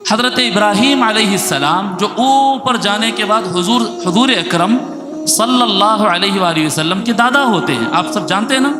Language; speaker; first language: Urdu; native; Urdu